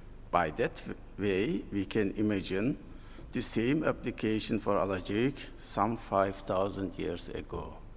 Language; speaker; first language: English; non-native, fluent; Turkish